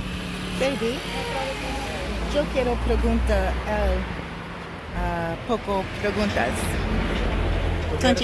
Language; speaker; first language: Spanish; non-native, learner; English